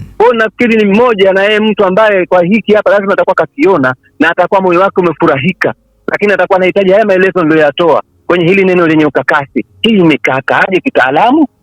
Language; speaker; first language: Swahili; native; Swahili